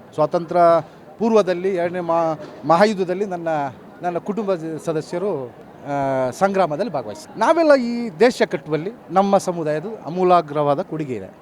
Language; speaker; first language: Kannada; non-native, local second language; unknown